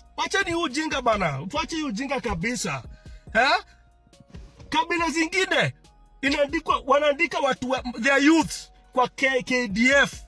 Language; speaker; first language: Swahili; non-native, local second language; Luo (Kenya and Tanzania)